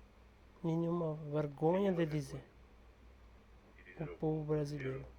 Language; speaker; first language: Portuguese; non-native, learner; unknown